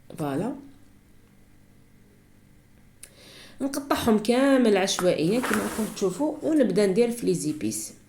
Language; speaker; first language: Arabic; native; Arabic